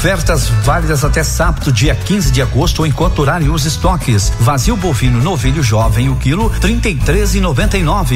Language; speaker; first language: Portuguese; native; Portuguese